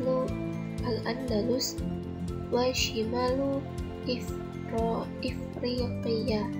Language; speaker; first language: Arabic; non-native, learner; Indonesian